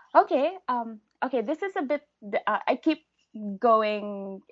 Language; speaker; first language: English; native; English